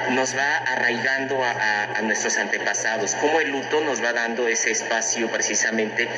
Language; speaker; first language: Spanish; native; Spanish